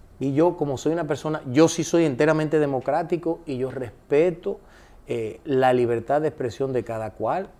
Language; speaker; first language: Spanish; early bilingual, heritage; Spanish